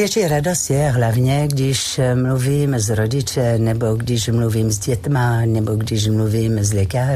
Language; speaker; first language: Czech; non-native, fluent; French